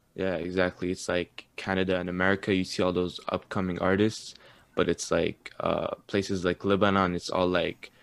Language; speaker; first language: English; early bilingual, other home language; Arabic